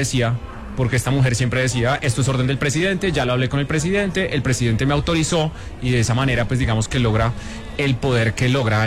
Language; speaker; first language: Spanish; native; Spanish